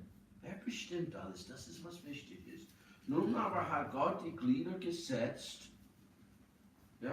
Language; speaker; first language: German; non-native, fluent; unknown